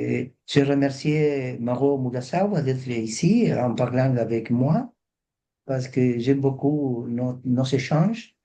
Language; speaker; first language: French; non-native, fluent; Spanish